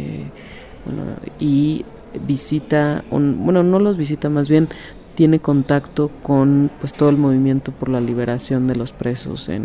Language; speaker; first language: Spanish; native; Spanish